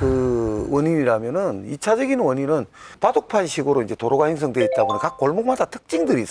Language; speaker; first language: Korean; native; Korean